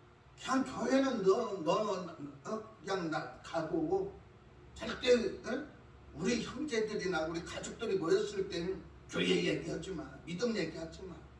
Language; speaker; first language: Korean; native; Korean